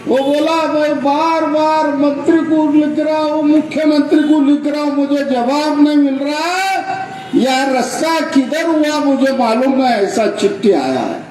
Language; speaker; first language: Hindi; non-native, local second language; Marathi